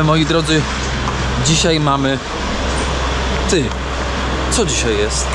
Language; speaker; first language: Polish; native; Polish